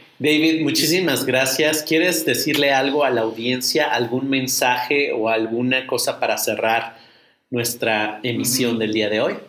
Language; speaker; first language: Spanish; native; Spanish